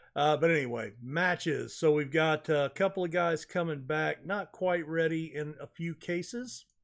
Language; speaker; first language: English; native; English